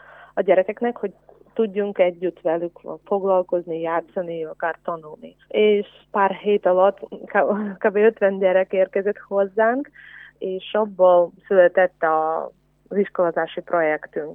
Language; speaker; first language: Hungarian; non-native, fluent; Ukrainian